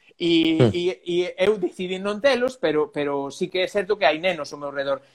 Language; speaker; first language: Galician; non-native, local second language; Spanish